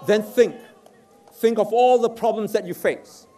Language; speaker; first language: English; native; English